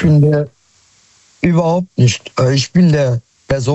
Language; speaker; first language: German; non-native, fluent; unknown